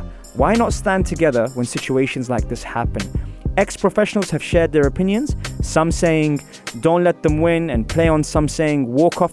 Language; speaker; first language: English; native; English